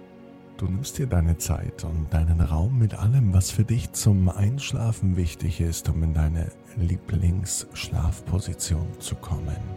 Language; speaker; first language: German; native; German